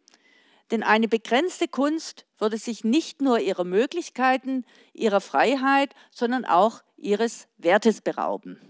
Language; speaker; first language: German; native; German